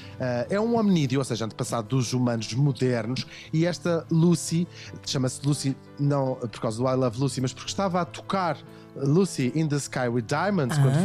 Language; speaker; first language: Portuguese; native; Portuguese